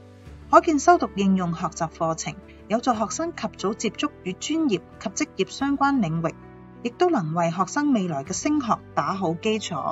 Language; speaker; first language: Chinese; non-native, local second language; Cantonese